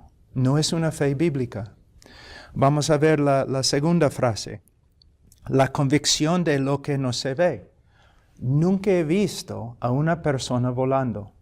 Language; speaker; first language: Spanish; non-native, fluent; English